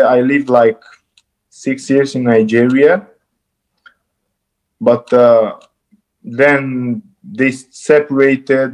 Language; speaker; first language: English; non-native, fluent; Romanian